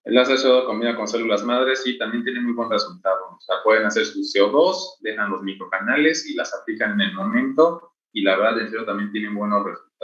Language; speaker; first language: Spanish; native; Spanish